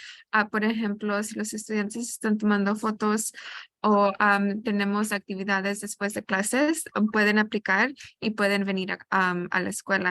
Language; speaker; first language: Spanish; early bilingual, heritage; Spanish